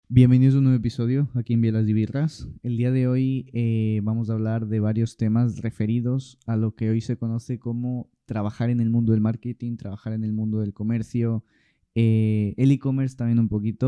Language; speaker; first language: Spanish; native; Spanish